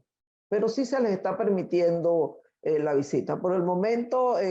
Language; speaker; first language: Spanish; native; Spanish